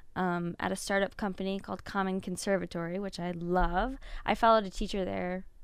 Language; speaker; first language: English; native; English